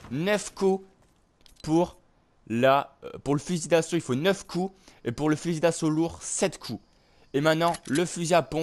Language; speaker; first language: French; native; French